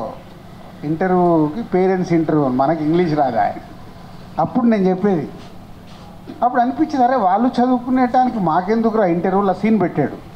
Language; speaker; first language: Telugu; native; Telugu